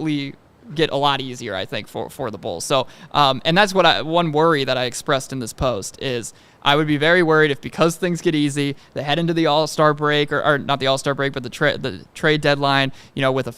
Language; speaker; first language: English; native; English